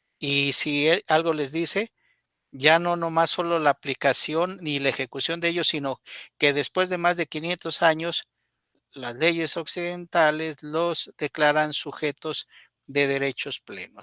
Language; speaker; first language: Spanish; native; Spanish